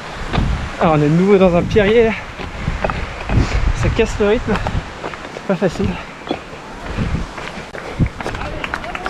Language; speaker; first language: French; native; French